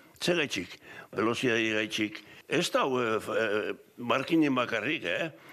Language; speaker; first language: Basque; native; Basque